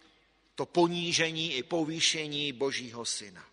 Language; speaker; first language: Czech; native; Czech